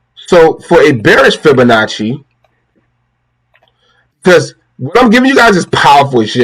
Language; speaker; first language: English; native; English